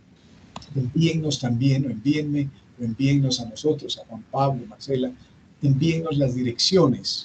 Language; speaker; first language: Spanish; native; Spanish